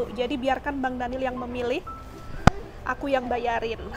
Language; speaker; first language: Indonesian; native; Indonesian